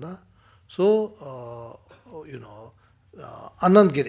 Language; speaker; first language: Russian; non-native, learner; Tibetan